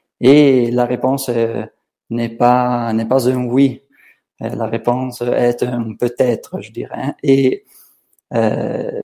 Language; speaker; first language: French; non-native, local second language; Italian